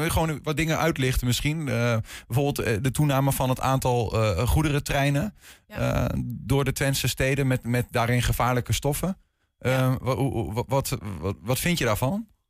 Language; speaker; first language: Dutch; native; Dutch